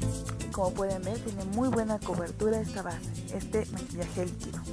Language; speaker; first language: Spanish; native; Spanish